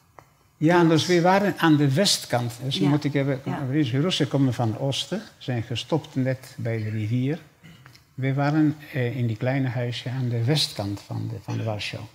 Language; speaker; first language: Dutch; non-native, fluent; Polish